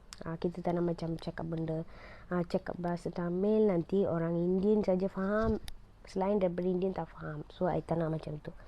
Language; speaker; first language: Malay; non-native, local second language; Tamil